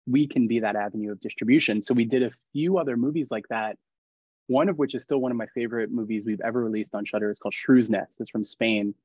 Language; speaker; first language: English; native; English